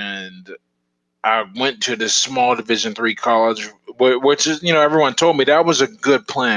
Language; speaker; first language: English; native; English